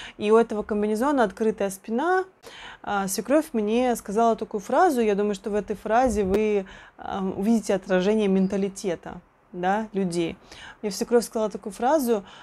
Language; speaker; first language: Russian; native; Russian